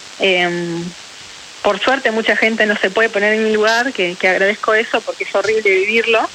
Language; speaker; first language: Spanish; early bilingual, other home language; Ukrainian